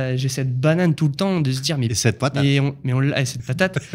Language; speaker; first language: French; native; French